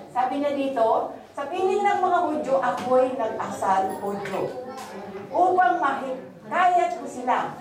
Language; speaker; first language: Filipino; non-native, local second language; Bikol